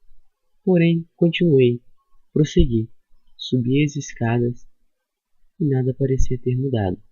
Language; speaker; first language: Portuguese; native; Portuguese